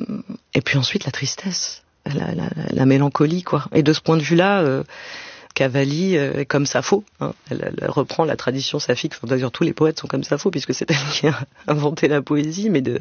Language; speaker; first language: French; native; French